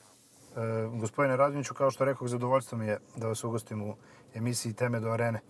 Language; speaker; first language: Serbian; native; Serbian